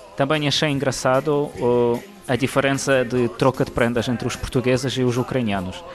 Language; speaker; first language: Portuguese; non-native, fluent; Ukrainian